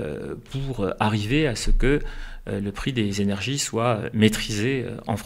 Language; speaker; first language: French; native; French